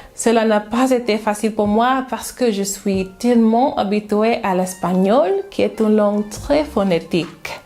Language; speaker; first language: French; non-native, learner; English